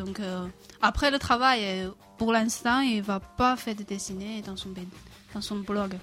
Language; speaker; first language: French; non-native, fluent; Chinese